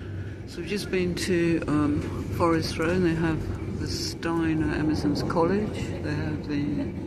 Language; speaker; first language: English; native; English